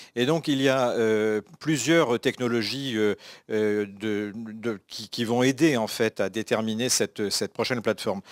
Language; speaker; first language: French; native; French